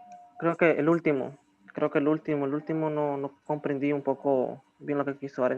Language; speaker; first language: Spanish; native; Spanish